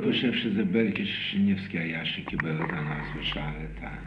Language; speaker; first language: Hebrew; non-native, fluent; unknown